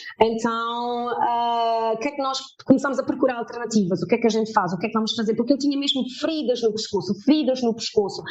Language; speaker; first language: Portuguese; early bilingual, heritage; German